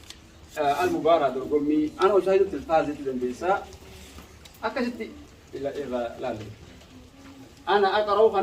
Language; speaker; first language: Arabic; non-native, fluent; Oromo